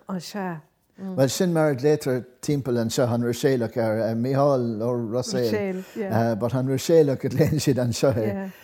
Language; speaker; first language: Irish; non-native, local second language; English